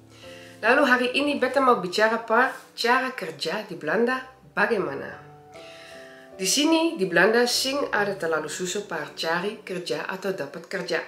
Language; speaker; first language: Indonesian; early bilingual, heritage; Indonesian